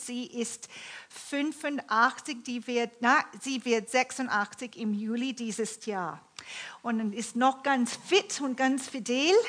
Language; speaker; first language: German; non-native, fluent; English